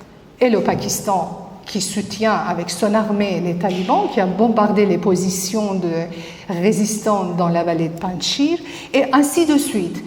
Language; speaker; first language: French; non-native, fluent; Persian